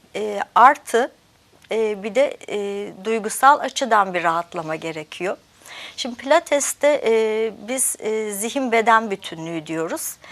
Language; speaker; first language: Turkish; early bilingual, heritage; Turkish